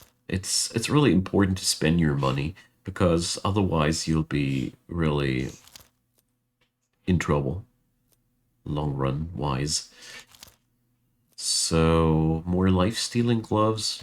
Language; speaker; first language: English; non-native, fluent; German